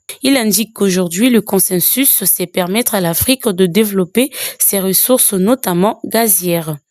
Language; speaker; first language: French; native; French